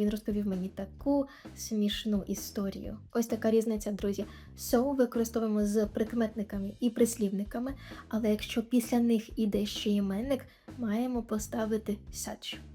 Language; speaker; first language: Ukrainian; native; Ukrainian